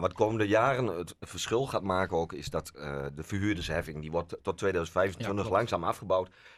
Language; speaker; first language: Dutch; native; Dutch